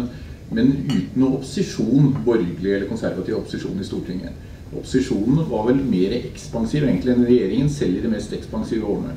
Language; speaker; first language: Norwegian; native; Norwegian